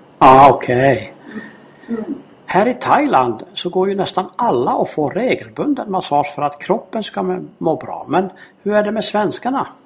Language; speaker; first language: Swedish; native; Swedish